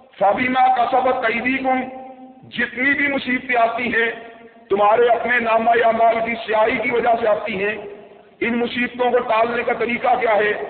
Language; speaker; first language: Urdu; non-native, local second language; Punjabi